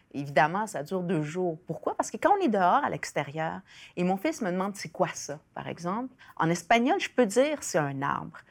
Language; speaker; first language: French; early bilingual, other home language; Spanish